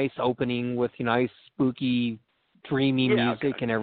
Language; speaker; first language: English; native; English